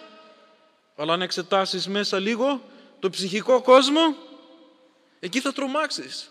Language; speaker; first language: Greek; native; Greek